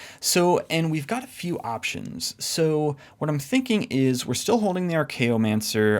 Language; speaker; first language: English; native; English